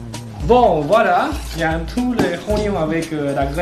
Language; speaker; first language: French; non-native, learner; Chinese